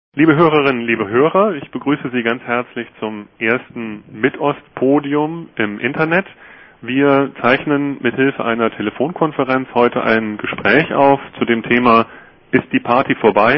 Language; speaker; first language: German; native; German